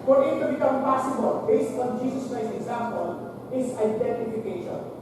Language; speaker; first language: English; non-native, local second language; Filipino